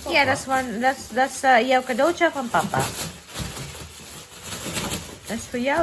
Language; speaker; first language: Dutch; non-native, learner; Cebuano